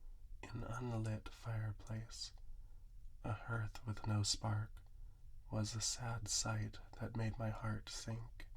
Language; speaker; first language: English; native; English